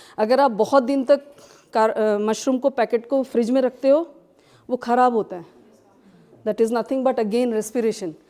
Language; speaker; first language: Hindi; non-native, local second language; Kashmiri